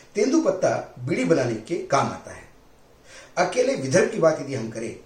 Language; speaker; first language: Hindi; non-native, local second language; Marathi